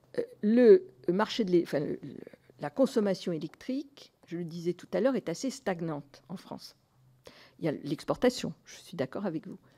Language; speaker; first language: French; native; French